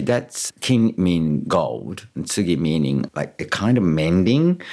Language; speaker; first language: English; non-native, fluent; Japanese